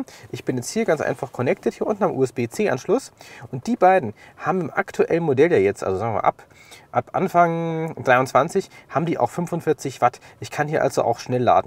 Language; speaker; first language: German; native; German